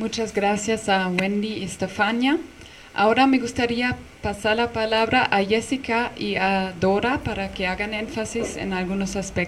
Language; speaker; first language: Spanish; non-native, fluent; German